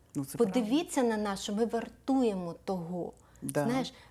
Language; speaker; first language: Ukrainian; native; Ukrainian